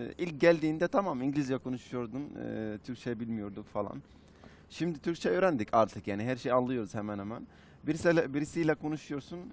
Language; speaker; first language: Turkish; non-native, fluent; Arabic